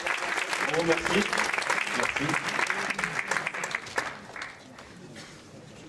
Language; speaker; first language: French; native; French